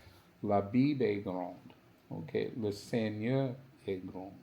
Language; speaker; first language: French; non-native, learner; English